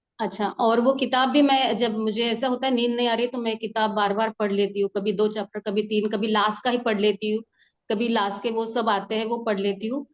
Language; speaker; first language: Hindi; non-native, local second language; Marathi